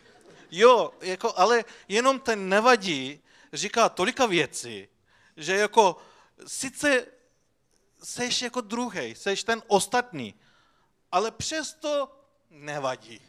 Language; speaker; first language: Czech; non-native, fluent; Turkish